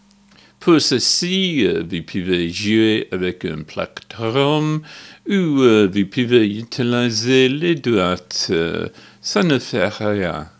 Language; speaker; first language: French; non-native, learner; English